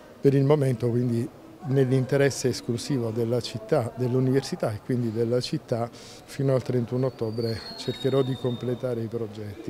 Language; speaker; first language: Italian; native; Italian